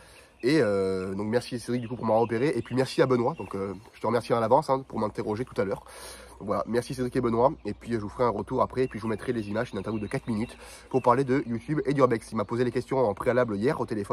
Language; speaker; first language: French; native; French